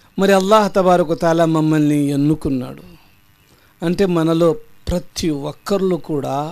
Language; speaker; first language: Telugu; non-native, local second language; Urdu